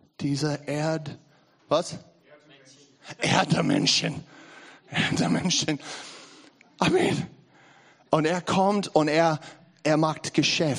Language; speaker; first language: German; non-native, learner; English